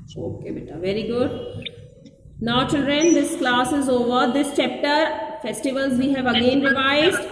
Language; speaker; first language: English; non-native, local second language; Hindi